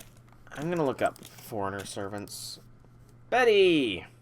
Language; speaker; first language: English; native; English